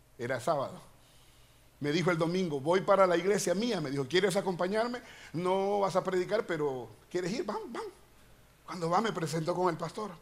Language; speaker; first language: Spanish; native; Spanish